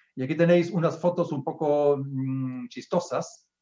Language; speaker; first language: Spanish; non-native, fluent; German